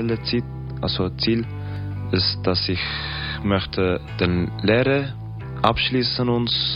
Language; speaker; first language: German; non-native, learner; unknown